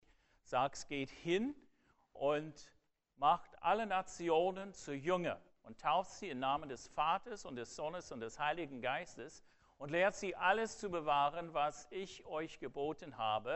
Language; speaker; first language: German; non-native, fluent; English